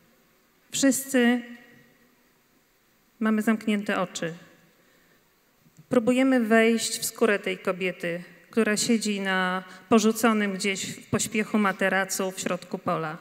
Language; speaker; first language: Polish; native; Polish